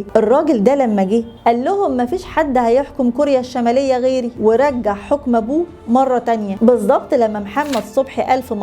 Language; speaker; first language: Arabic; native; Arabic